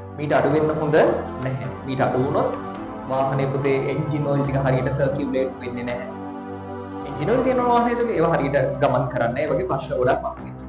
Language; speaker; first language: Sinhala; native; Sinhala